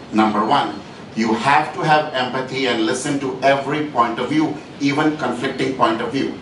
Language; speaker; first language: English; non-native, local second language; Hindi